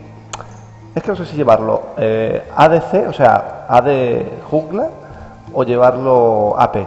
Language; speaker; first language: Spanish; native; Spanish